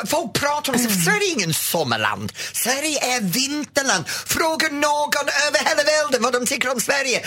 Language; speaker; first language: Swedish; non-native, fluent; English